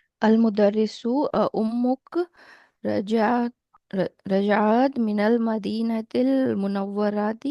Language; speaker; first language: Arabic; non-native, learner; Urdu